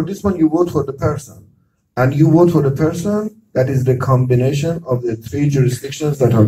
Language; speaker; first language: English; non-native, fluent; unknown